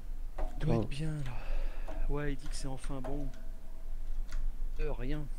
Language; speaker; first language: French; native; French